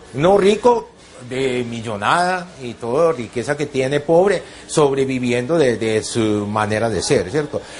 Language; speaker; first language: Spanish; non-native, fluent; Japanese